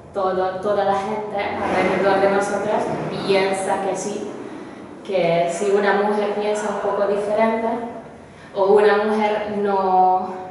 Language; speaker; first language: Spanish; non-native, fluent; Hungarian